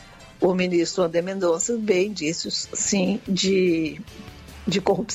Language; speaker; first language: Portuguese; native; Portuguese